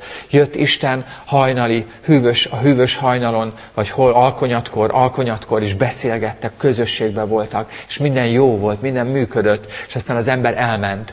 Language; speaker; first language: Hungarian; native; Hungarian